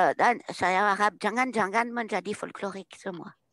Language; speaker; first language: Indonesian; non-native, fluent; French